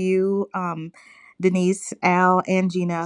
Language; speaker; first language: English; native; English